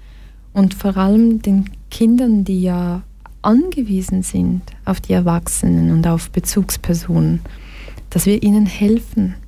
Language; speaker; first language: German; early bilingual, other home language; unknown